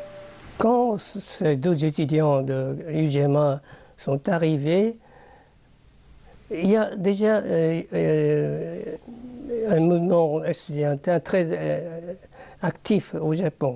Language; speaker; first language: French; non-native, fluent; Japanese